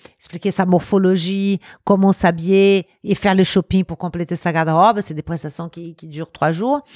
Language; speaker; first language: French; non-native, fluent; Portuguese